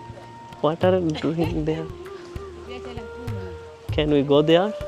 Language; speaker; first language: English; non-native, learner; Bangla